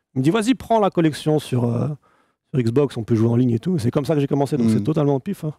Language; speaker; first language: French; native; French